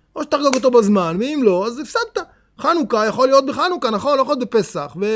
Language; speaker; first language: Hebrew; native; Hebrew